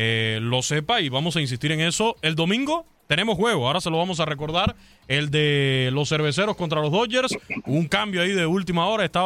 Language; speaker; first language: Spanish; native; Spanish